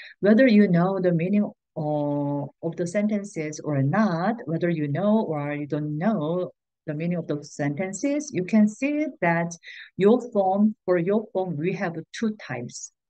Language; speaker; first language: English; non-native, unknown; Korean